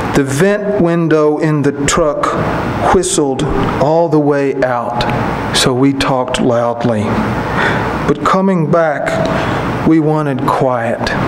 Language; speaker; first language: English; native; English